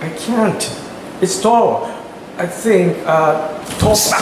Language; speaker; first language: English; non-native, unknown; Japanese